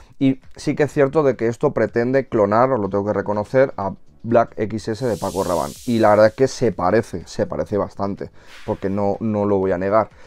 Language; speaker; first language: Spanish; native; Spanish